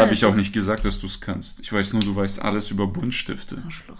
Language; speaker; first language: German; native; German